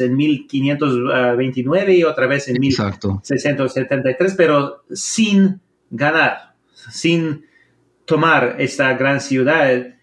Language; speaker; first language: Spanish; non-native, fluent; English